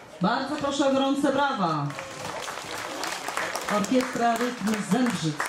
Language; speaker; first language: Polish; native; Polish